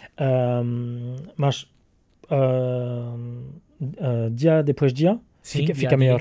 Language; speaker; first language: Portuguese; non-native, learner; French